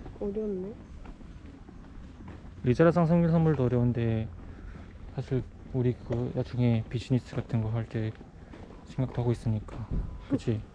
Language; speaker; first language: Korean; non-native, fluent; Japanese